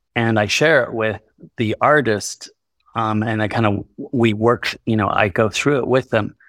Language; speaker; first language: English; early bilingual, other home language; Spanish